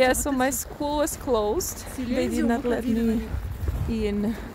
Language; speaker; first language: English; non-native, fluent; Russian